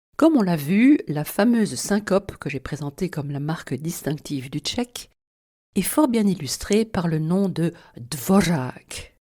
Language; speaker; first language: French; native; French